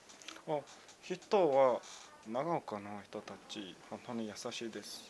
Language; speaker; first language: Japanese; non-native, learner; Mongolian